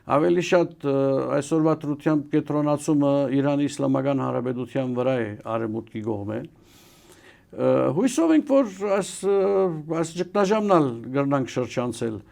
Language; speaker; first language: Armenian; early bilingual, heritage; Armenian